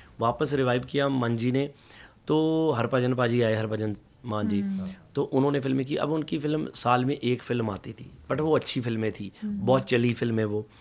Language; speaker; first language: Hindi; non-native, local second language; Punjabi